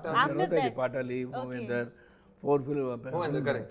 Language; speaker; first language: Telugu; non-native, local second language; Tamil